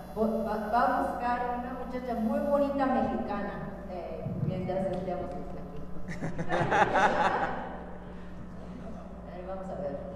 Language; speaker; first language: Spanish; non-native, fluent; Japanese